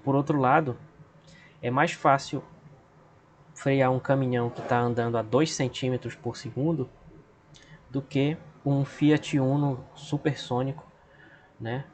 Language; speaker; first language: Portuguese; native; Portuguese